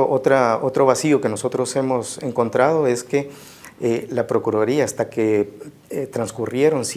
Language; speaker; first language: Spanish; native; Spanish